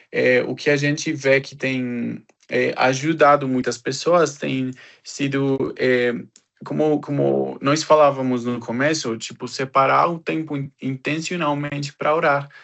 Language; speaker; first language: Portuguese; non-native, fluent; Spanish